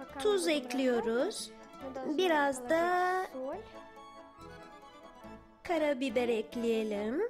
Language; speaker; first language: Turkish; early bilingual, heritage; Turkish